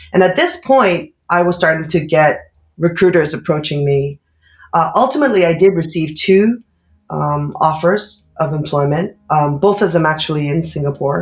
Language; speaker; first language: English; native; English